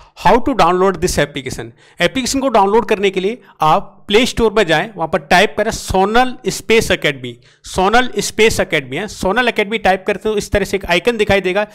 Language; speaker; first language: Hindi; native; Hindi